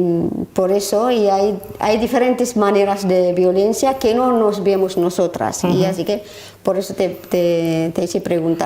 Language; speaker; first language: Spanish; non-native, learner; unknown